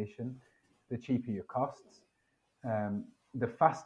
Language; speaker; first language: English; native; English